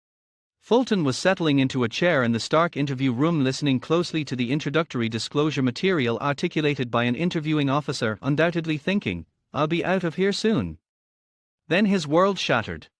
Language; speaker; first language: English; native; English